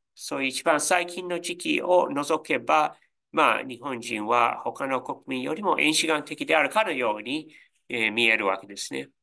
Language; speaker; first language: Japanese; non-native, fluent; English